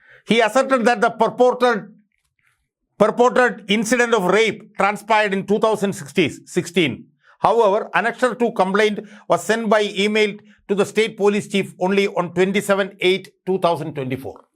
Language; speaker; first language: English; non-native, local second language; Malayalam